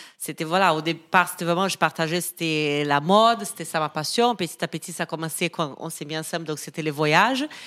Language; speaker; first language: French; non-native, fluent; Portuguese